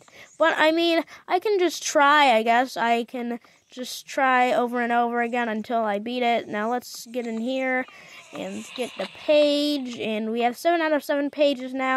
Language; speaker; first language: English; native; English